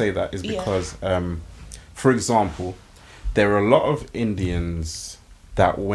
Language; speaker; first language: English; native; English